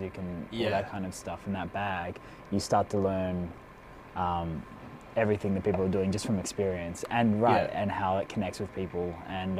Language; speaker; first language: English; native; English